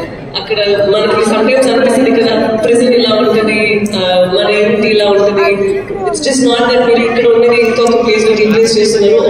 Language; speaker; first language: Telugu; non-native, local second language; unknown